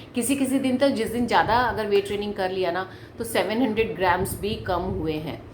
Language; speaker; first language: Hindi; non-native, local second language; Malayalam